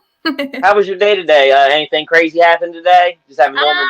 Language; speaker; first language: English; native; English